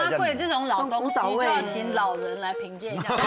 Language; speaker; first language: Chinese; native; Chinese